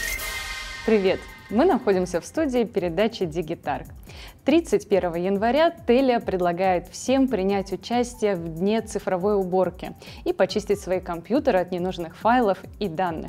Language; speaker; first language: Russian; native; Russian